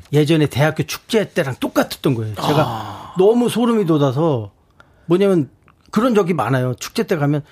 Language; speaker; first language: Korean; native; Korean